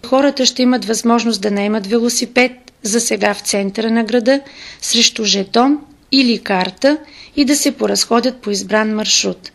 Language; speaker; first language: Bulgarian; native; Bulgarian